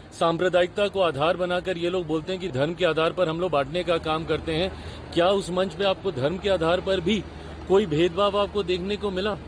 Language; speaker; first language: Hindi; native; Hindi